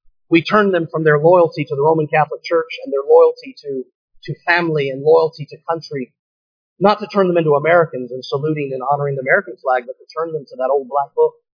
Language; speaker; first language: English; native; English